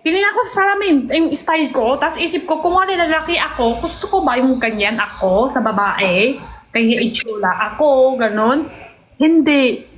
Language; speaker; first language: Filipino; non-native, local second language; Cebuano